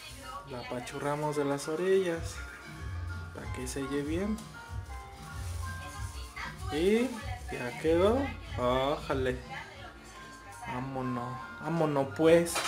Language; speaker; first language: Spanish; native; Spanish